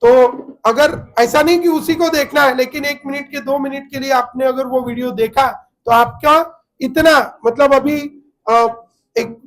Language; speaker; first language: Hindi; non-native, local second language; Marathi